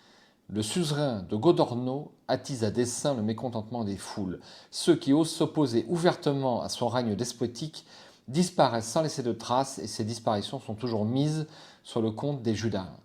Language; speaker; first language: French; native; French